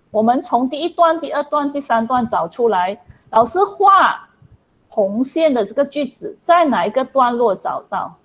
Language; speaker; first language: Chinese; native; Chinese